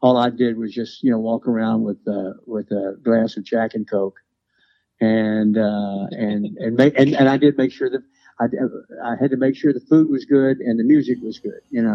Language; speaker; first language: English; native; English